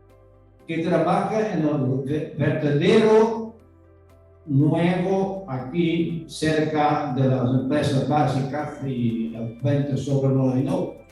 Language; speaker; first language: Spanish; non-native, fluent; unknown